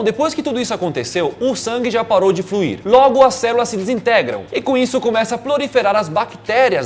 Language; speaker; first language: Portuguese; native; Portuguese